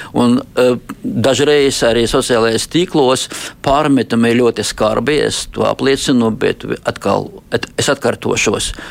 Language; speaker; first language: Latvian; non-native, local second language; Russian